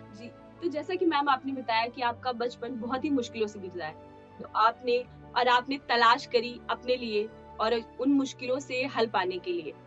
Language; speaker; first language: Hindi; native; Hindi